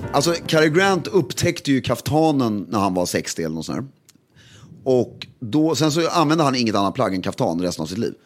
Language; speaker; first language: Swedish; native; Swedish